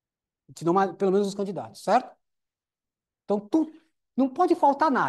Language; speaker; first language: Portuguese; native; Portuguese